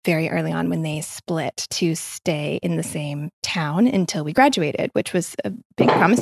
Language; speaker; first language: English; native; English